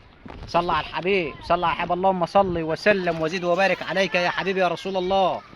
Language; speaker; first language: Arabic; native; Arabic